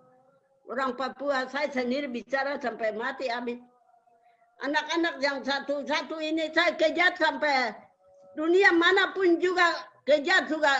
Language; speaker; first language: Indonesian; non-native, local second language; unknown